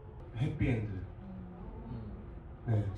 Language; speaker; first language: Korean; non-native, learner; Japanese